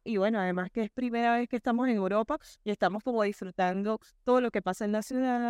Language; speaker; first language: Spanish; native; Spanish